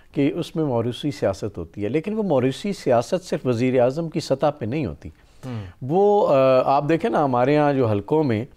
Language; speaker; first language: Urdu; non-native, local second language; Punjabi